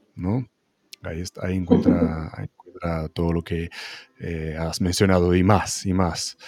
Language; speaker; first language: Spanish; non-native, fluent; Romanian